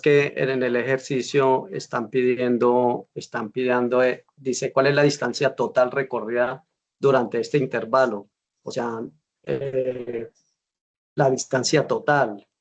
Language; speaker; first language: Spanish; native; Spanish